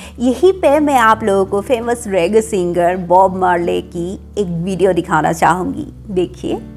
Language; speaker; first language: Hindi; non-native, local second language; Assamese